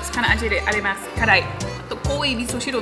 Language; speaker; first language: Japanese; non-native, learner; English